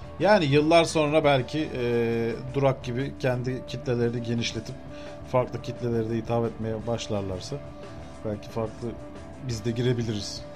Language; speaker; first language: Turkish; native; Turkish